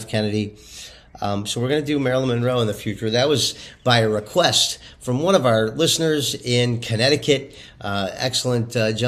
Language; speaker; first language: English; native; English